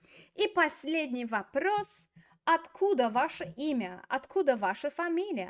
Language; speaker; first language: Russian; non-native, fluent; English